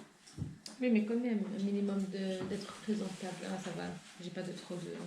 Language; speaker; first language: French; non-native, local second language; Arabic